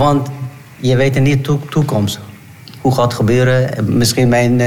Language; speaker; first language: Dutch; non-native, learner; Turkish